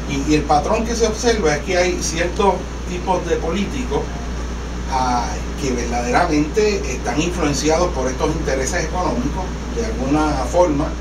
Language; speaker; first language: Spanish; native; Spanish